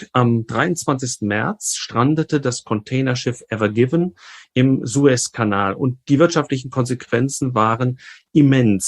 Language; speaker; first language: German; native; German